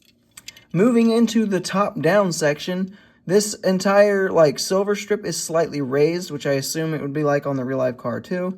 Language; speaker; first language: English; native; English